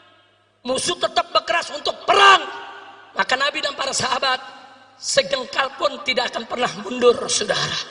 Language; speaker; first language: Indonesian; native; Indonesian